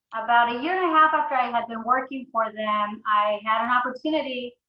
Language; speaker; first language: English; early bilingual, other home language; Spanish